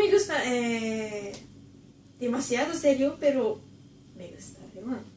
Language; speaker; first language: Spanish; non-native, learner; Japanese